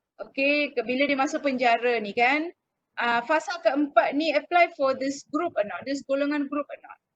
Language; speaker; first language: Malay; non-native, local second language; Tamil